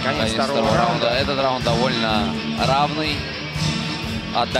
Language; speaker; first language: Russian; native; Russian